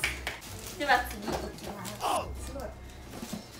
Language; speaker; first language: Japanese; native; Japanese